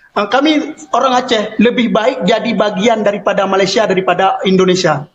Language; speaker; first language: Indonesian; non-native, local second language; Achinese